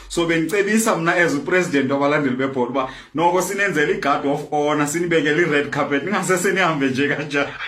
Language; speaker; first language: Zulu; non-native, local second language; Xhosa